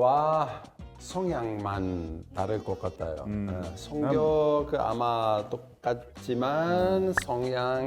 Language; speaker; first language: Korean; non-native, fluent; Italian